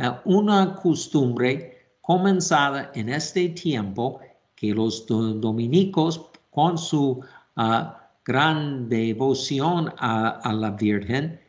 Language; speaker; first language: Spanish; non-native, fluent; English